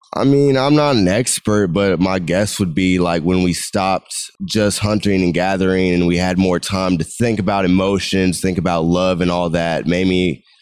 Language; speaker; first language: English; native; English